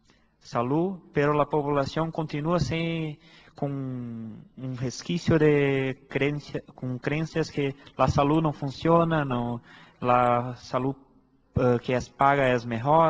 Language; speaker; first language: Spanish; non-native, fluent; Portuguese